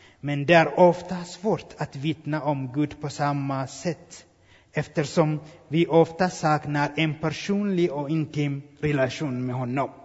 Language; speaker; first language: Swedish; non-native, fluent; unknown